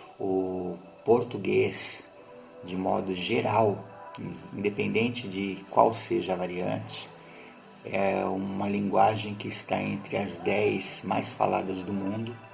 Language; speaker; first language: Portuguese; native; Portuguese